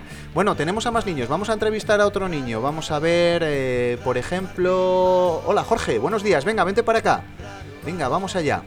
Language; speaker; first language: Spanish; native; Spanish